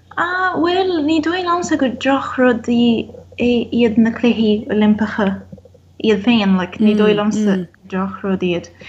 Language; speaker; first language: Irish; non-native, fluent; Portuguese